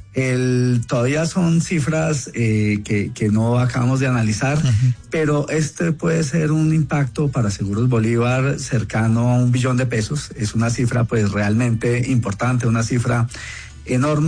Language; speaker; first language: Spanish; native; Spanish